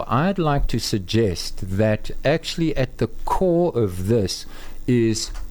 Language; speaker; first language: English; native; English